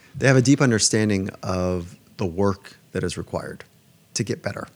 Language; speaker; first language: English; native; English